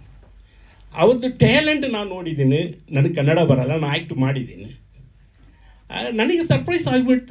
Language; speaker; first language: Kannada; non-native, learner; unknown